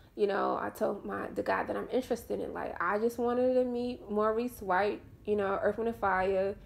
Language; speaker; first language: English; native; English